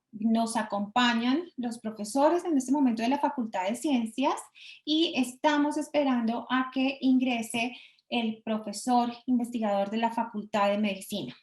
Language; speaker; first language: Spanish; native; Spanish